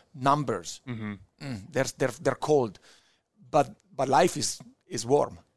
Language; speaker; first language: English; non-native, fluent; Italian